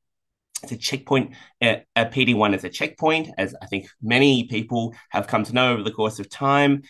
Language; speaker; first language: English; native; English